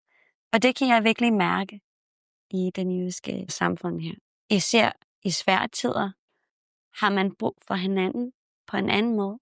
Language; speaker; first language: Danish; non-native, fluent; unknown